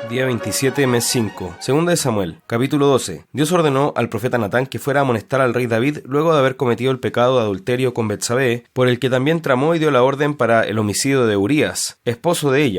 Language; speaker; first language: Spanish; native; Spanish